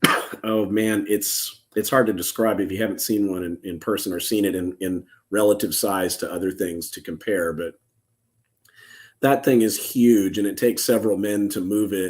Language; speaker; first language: English; native; English